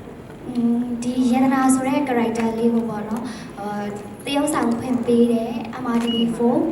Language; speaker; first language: Burmese; native; Burmese